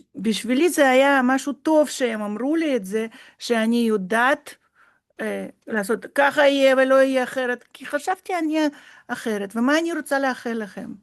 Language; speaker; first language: Hebrew; non-native, fluent; Russian